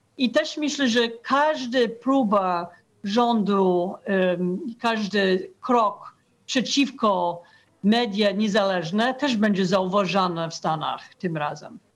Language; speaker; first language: Polish; non-native, fluent; English